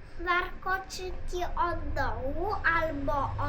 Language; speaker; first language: Polish; early bilingual, heritage; Polish